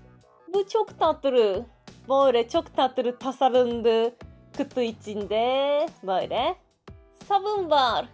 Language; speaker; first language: Turkish; non-native, learner; Japanese